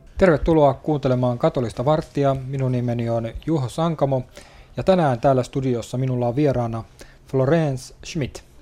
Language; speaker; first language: Finnish; native; Finnish